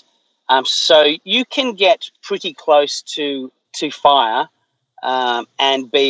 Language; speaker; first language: English; native; English